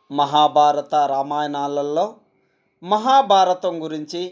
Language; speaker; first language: Telugu; native; Telugu